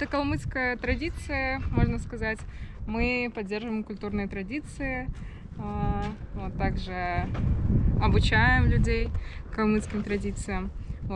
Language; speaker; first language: Russian; native; Russian